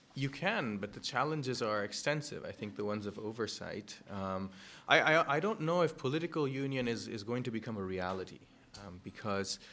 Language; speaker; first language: English; early bilingual, other home language; German